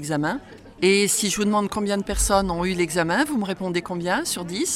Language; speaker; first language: French; native; French